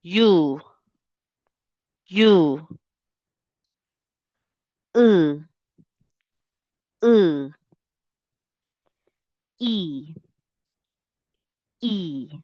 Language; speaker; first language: Korean; non-native, learner; Filipino